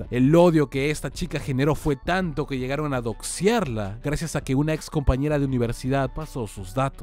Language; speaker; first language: Spanish; native; Spanish